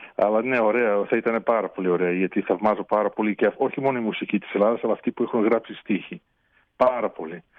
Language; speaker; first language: Greek; early bilingual, heritage; Greek